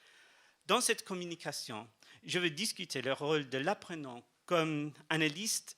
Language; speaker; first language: French; non-native, fluent; English